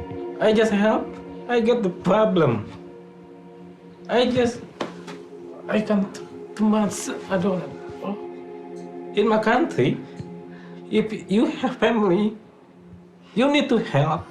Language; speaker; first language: English; non-native, learner; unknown